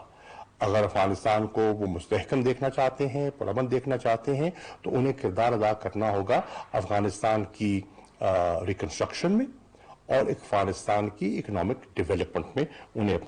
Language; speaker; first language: Urdu; native; Urdu